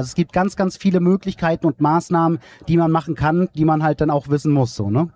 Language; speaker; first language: German; native; German